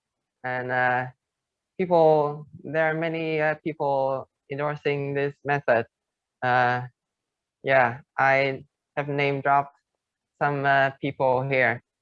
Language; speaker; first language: English; non-native, fluent; Vietnamese